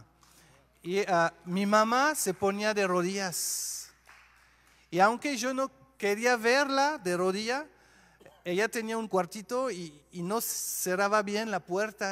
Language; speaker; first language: Spanish; non-native, fluent; French